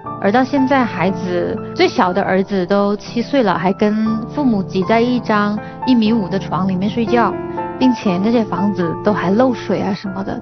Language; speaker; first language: Chinese; non-native, local second language; Hakka Chinese